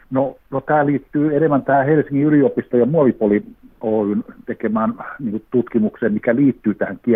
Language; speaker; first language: Finnish; native; Finnish